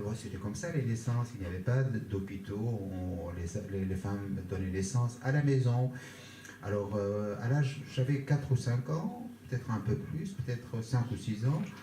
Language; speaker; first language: French; non-native, fluent; Kurdish